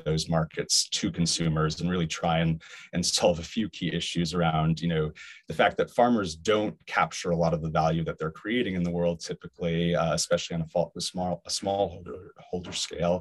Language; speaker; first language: English; native; English